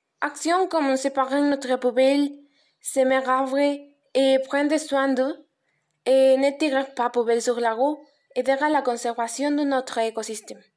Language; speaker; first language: French; non-native, learner; Spanish